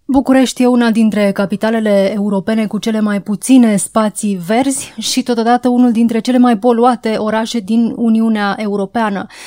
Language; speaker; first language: Romanian; native; Romanian